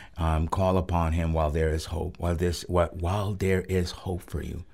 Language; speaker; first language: English; early bilingual, other home language; Spanish